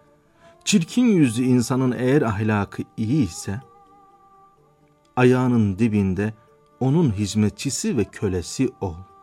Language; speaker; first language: Turkish; native; Turkish